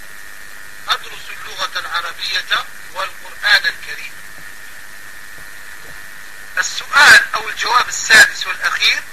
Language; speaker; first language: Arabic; non-native, fluent; French